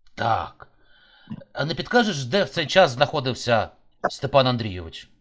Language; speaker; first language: Ukrainian; native; Ukrainian